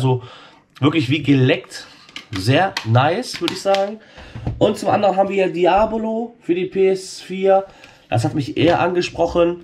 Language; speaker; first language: German; native; German